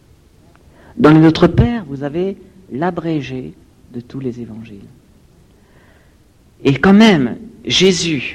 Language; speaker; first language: French; native; French